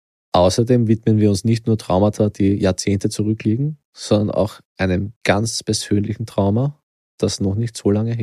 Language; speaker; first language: German; native; German